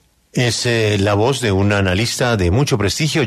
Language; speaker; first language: Spanish; native; Spanish